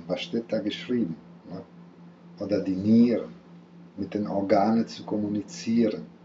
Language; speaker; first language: German; non-native, fluent; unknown